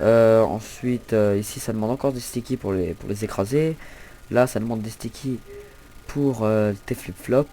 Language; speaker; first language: French; native; French